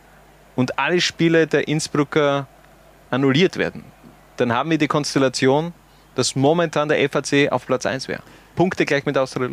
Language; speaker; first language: German; native; German